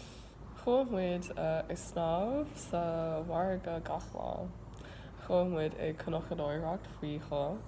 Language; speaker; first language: Irish; non-native, learner; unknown